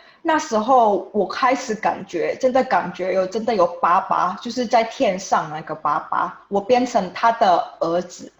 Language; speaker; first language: Chinese; non-native, fluent; Indonesian